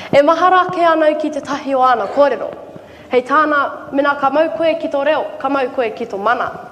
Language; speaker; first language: Māori; native; Māori